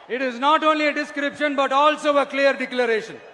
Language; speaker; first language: English; non-native, local second language; Tamil